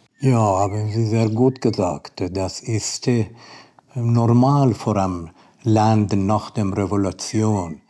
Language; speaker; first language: German; non-native, learner; Persian